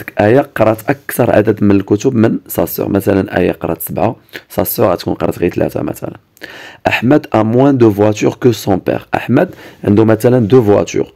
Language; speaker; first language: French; non-native, local second language; Arabic